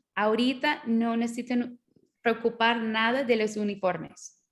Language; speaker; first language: Spanish; non-native, learner; English